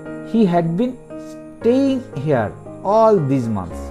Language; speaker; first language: English; non-native, local second language; Bangla